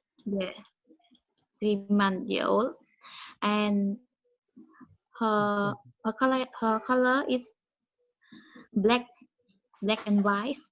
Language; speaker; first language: English; non-native, learner; Khmer